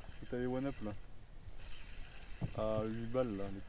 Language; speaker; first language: French; native; French